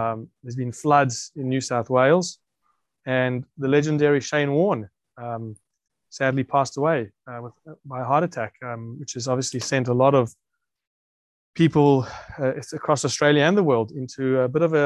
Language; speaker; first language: English; native; English